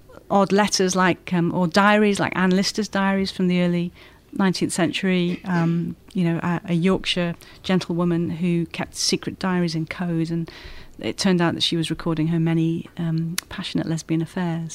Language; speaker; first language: English; native; English